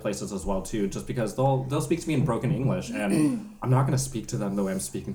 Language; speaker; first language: English; native; English